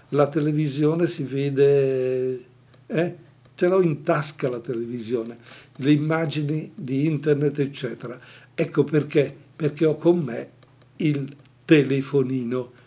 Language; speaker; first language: Italian; native; Italian